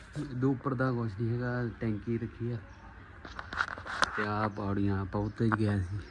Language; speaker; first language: Punjabi; native; Punjabi